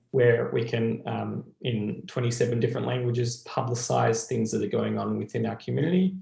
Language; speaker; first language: English; native; English